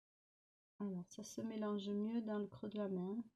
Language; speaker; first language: French; native; French